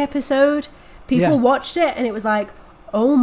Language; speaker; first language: English; native; English